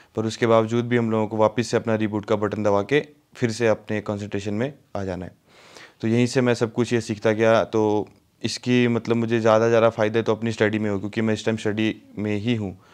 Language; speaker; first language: Hindi; native; Hindi